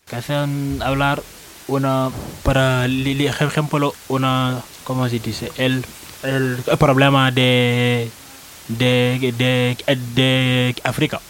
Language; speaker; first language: Spanish; non-native, learner; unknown